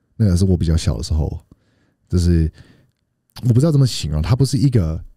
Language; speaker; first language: Chinese; early bilingual, heritage; Chinese